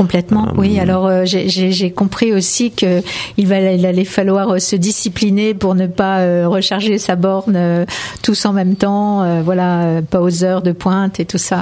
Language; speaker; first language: French; native; French